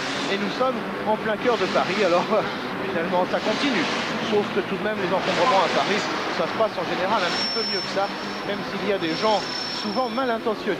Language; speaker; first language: French; native; French